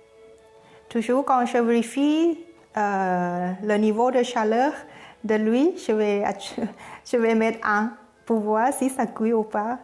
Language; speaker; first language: French; non-native, learner; Thai